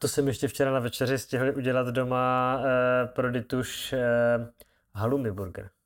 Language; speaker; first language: Czech; native; Czech